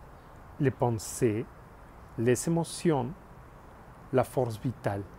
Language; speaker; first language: French; non-native, learner; Spanish